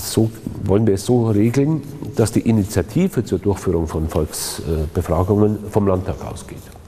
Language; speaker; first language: German; native; German